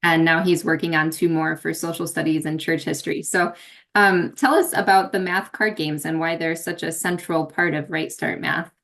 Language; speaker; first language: English; native; English